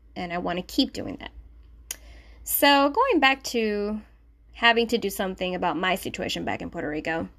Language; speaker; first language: English; non-native, fluent; Spanish